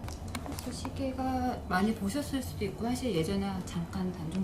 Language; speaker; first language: Korean; native; Korean